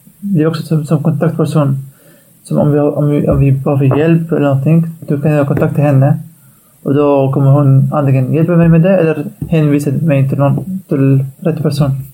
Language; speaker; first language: Swedish; non-native, fluent; Arabic